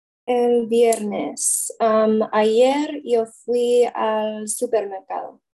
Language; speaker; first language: Spanish; non-native, learner; English